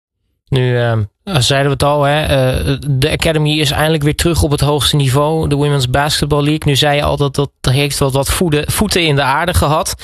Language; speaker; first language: Dutch; native; Dutch